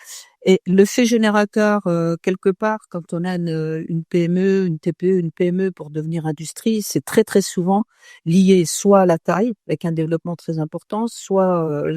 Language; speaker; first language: French; native; French